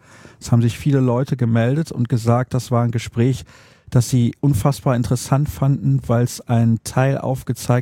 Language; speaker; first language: German; native; German